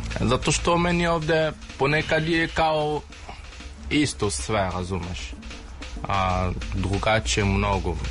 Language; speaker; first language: Serbian; non-native, learner; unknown